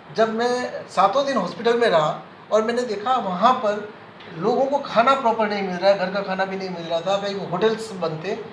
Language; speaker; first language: Hindi; native; Hindi